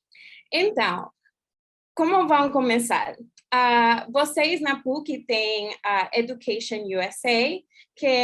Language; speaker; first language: Portuguese; non-native, fluent; English